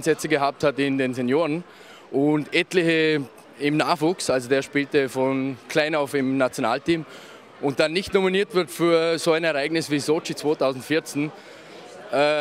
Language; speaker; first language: German; native; German